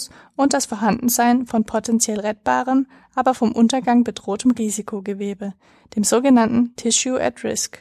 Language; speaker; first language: German; native; German